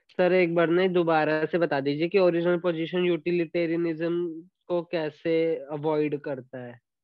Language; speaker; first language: Hindi; native; Hindi